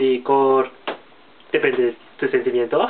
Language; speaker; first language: Spanish; non-native, learner; Japanese